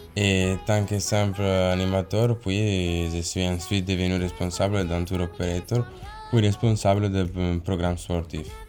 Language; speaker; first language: French; non-native, learner; Italian